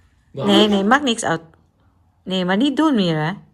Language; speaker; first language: Dutch; non-native, learner; Cebuano